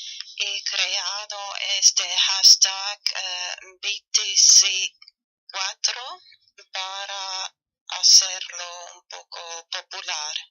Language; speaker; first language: Spanish; non-native, fluent; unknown